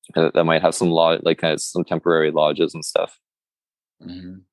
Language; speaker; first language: English; native; English